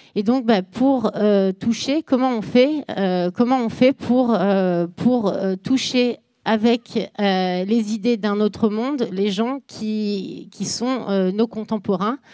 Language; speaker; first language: French; native; French